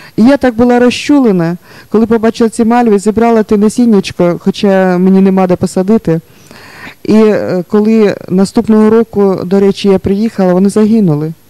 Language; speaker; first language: Ukrainian; native; Ukrainian